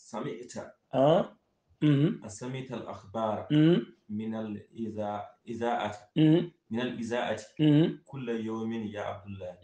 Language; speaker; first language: Arabic; non-native, learner; Fula